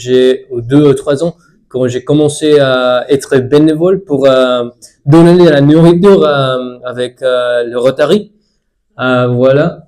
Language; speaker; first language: French; non-native, learner; Spanish